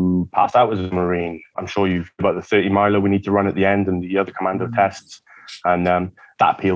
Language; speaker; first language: English; native; English